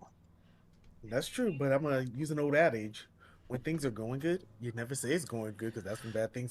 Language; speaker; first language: English; native; English